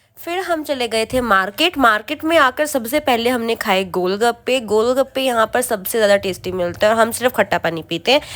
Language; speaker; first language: Hindi; non-native, local second language; Bangla